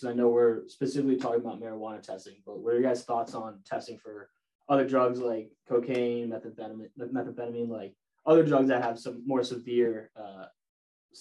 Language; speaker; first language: English; native; English